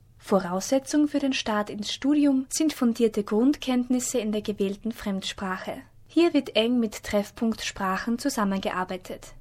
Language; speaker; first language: German; native; German